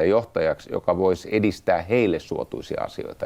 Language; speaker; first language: Finnish; native; Finnish